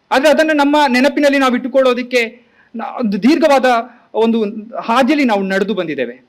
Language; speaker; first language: Kannada; native; Kannada